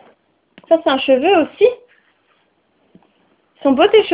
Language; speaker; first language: French; native; French